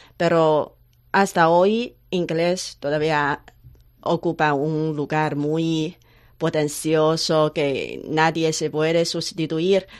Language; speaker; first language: Spanish; non-native, learner; Chinese